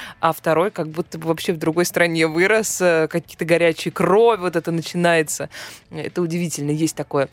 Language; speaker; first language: Russian; native; Russian